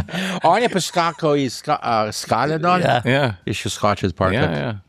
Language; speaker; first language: Slovenian; early bilingual, heritage; English